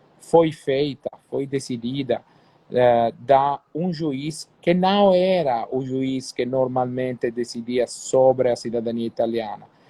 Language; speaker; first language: Portuguese; non-native, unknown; Italian